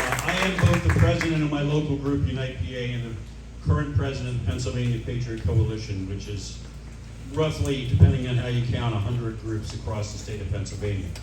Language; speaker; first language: English; native; English